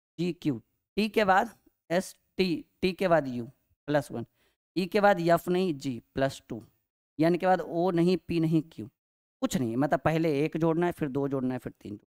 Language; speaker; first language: Hindi; native; Hindi